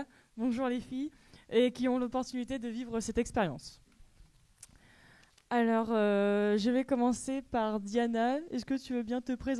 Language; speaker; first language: French; native; French